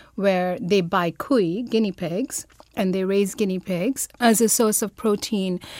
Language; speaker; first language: English; non-native, local second language; Malayalam